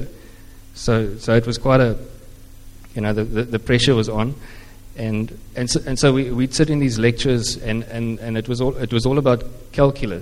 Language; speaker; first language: English; non-native, local second language; Afrikaans